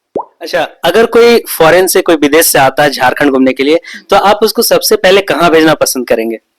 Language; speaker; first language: Hindi; native; Hindi